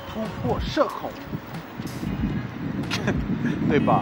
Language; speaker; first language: Chinese; non-native, fluent; English